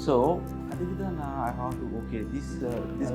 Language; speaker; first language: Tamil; non-native, learner; Telugu